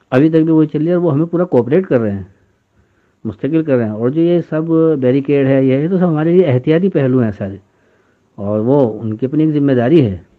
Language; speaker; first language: Urdu; native; Urdu